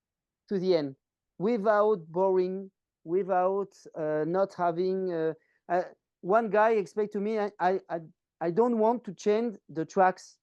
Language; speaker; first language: English; non-native, learner; French